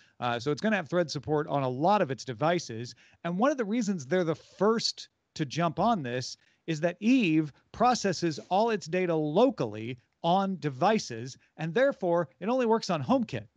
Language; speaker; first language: English; native; English